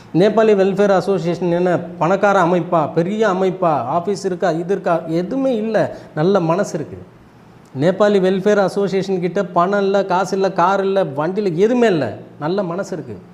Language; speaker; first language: Tamil; early bilingual, other home language; Nepali